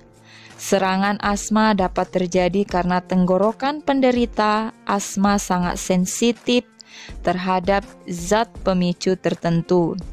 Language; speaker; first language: Indonesian; native; Indonesian